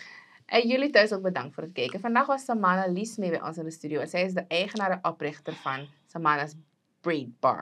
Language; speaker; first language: Dutch; native; Dutch